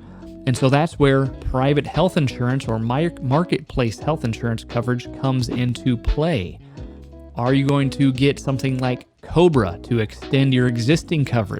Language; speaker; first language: English; native; English